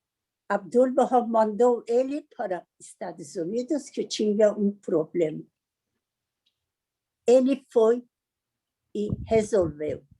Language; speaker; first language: Portuguese; non-native, learner; Persian